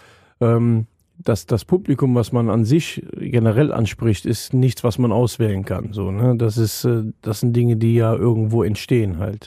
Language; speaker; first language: German; native; German